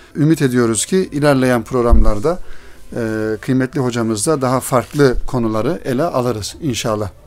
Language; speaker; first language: Turkish; native; Turkish